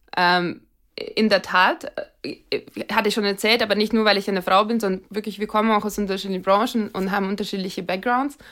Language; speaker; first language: German; non-native, fluent; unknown